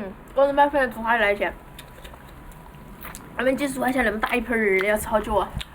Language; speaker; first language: Chinese; native; Chinese